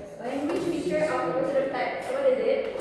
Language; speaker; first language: English; non-native, learner; Indonesian